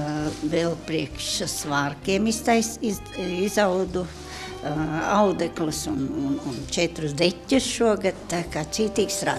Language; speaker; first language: Latvian; native; Latvian